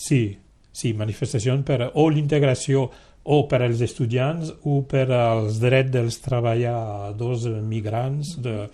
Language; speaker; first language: Catalan; non-native, local second language; French